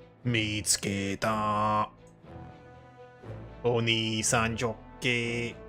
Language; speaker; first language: Japanese; non-native, learner; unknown